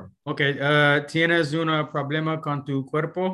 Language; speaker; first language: Spanish; non-native, learner; English